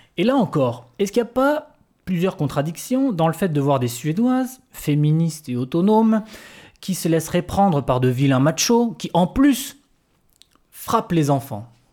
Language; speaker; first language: French; native; French